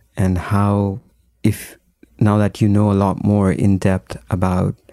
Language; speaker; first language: English; non-native, local second language; Hindi